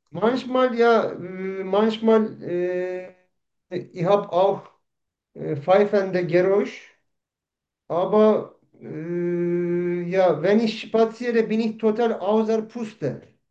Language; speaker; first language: German; non-native, learner; Turkish